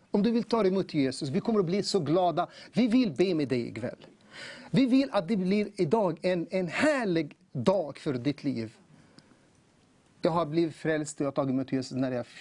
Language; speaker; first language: Swedish; non-native, learner; Arabic